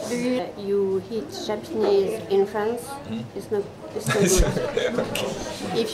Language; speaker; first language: English; non-native, learner; French